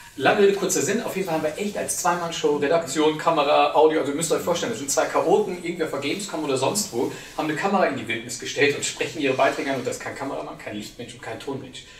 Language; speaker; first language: German; native; German